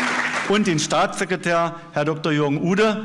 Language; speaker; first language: German; native; German